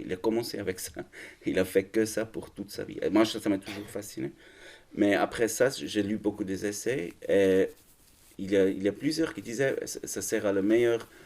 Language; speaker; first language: French; non-native, learner; German